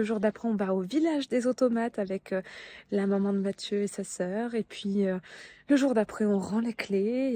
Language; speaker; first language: French; native; French